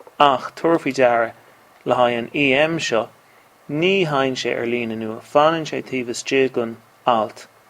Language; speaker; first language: Irish; native; Irish